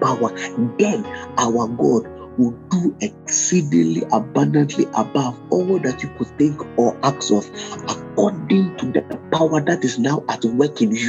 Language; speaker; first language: English; non-native, local second language; Akan